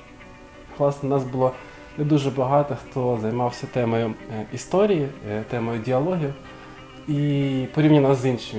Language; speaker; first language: Ukrainian; native; Ukrainian